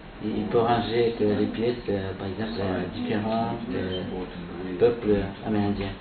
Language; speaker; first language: French; non-native, local second language; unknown